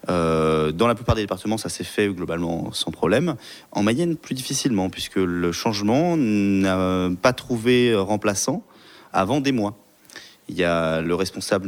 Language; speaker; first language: French; native; French